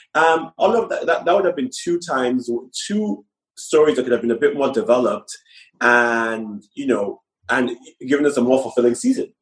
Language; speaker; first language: English; non-native, local second language; Yoruba